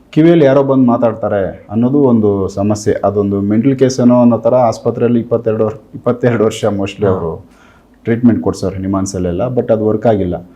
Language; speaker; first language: Kannada; native; Kannada